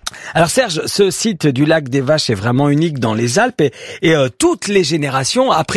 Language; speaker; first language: French; native; French